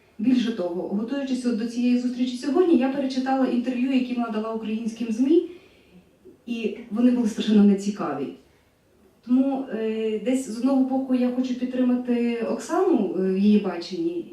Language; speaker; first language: Ukrainian; native; Ukrainian